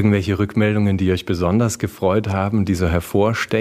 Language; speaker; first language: German; native; German